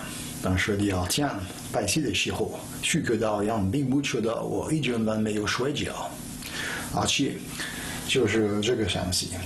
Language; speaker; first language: Chinese; non-native, fluent; French